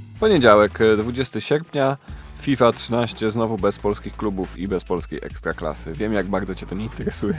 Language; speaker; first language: Polish; native; Polish